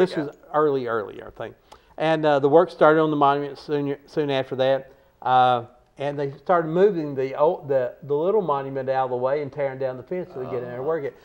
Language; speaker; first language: English; native; English